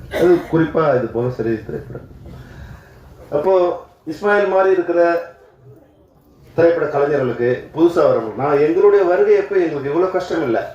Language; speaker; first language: Tamil; native; Tamil